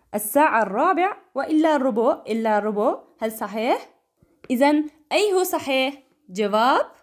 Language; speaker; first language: Arabic; non-native, learner; Turkish